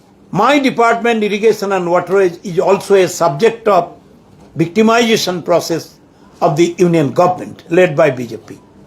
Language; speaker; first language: English; non-native, local second language; Bangla